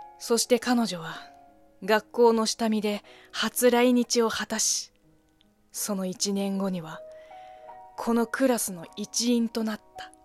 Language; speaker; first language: Japanese; non-native, fluent; Chinese